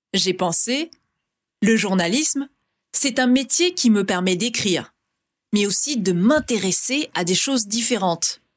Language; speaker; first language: French; early bilingual, other home language; Vietnamese